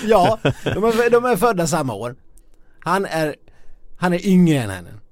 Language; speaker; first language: Swedish; native; Swedish